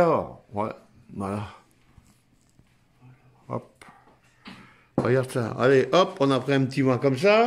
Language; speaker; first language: French; native; French